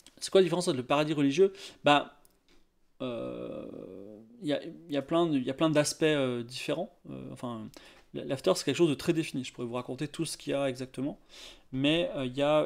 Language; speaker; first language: French; native; French